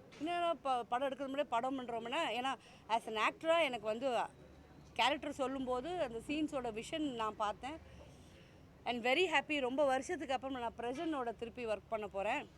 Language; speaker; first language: Tamil; native; Tamil